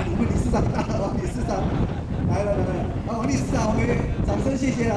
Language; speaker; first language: Chinese; native; Chinese